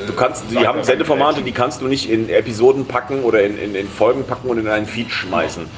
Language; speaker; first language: German; native; German